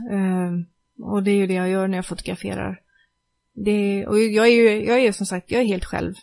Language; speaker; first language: Swedish; native; Swedish